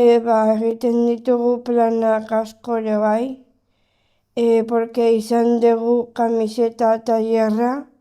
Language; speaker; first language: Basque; non-native, local second language; Spanish